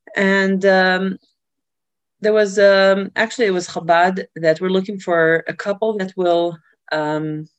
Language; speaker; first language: English; early bilingual, other home language; Hebrew